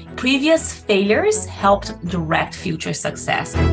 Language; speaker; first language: English; non-native, fluent; Portuguese